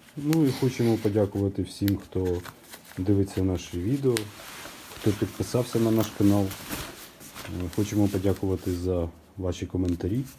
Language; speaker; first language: Ukrainian; non-native, local second language; Russian